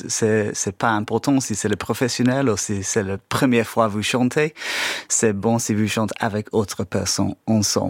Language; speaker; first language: French; non-native, learner; English